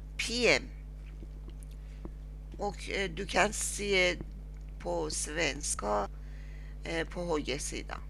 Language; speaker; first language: Swedish; non-native, learner; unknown